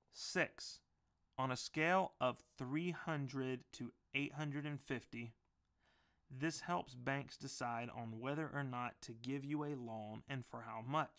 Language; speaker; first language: English; native; English